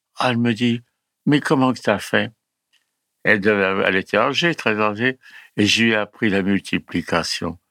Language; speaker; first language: French; early bilingual, other home language; Italian